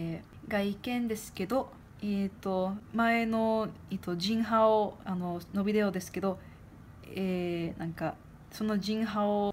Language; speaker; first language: Japanese; non-native, fluent; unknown